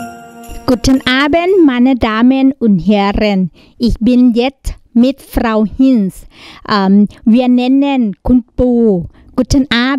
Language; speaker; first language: German; non-native, learner; Thai